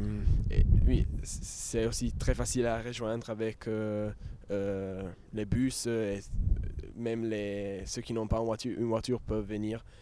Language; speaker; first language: French; non-native, fluent; Italian